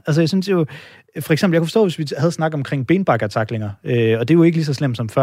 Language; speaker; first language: Danish; native; Danish